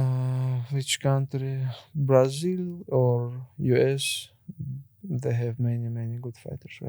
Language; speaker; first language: English; non-native, learner; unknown